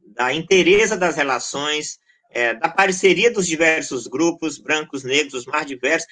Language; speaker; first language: Portuguese; native; Portuguese